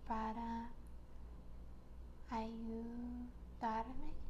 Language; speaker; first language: Spanish; non-native, learner; English